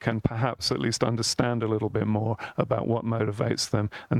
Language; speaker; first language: English; native; English